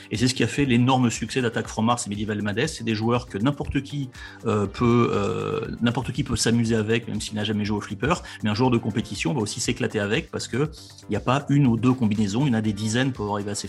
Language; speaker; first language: French; native; French